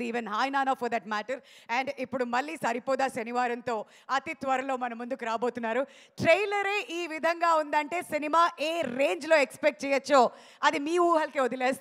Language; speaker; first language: Telugu; native; Telugu